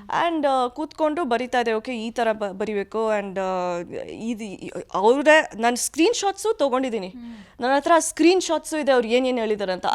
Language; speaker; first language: Kannada; early bilingual, heritage; Kannada